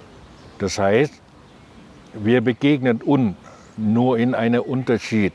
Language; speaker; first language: German; non-native, learner; Thai